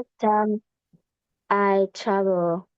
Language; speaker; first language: English; non-native, learner; Vietnamese